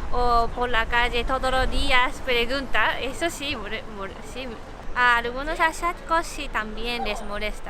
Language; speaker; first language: Spanish; non-native, fluent; Japanese